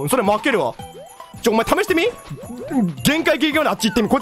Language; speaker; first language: Japanese; native; Japanese